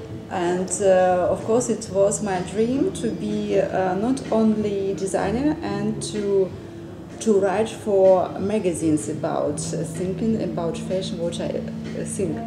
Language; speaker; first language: English; non-native, learner; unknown